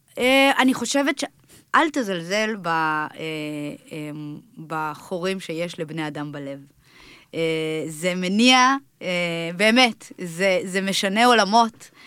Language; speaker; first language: Hebrew; early bilingual, other home language; Russian